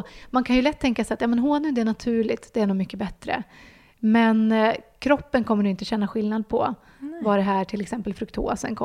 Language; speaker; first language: Swedish; native; Swedish